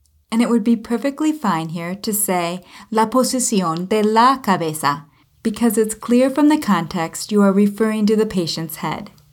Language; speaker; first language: English; native; English